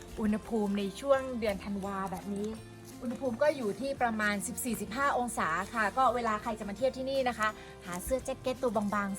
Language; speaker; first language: Thai; native; Thai